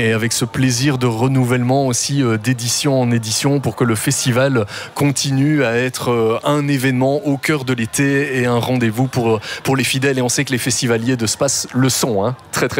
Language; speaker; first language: French; native; French